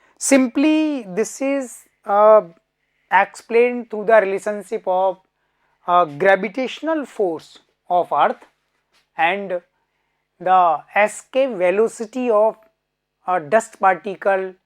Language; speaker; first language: English; non-native, local second language; Hindi